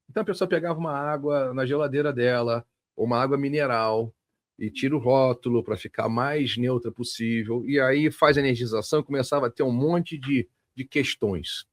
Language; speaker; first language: Portuguese; native; Portuguese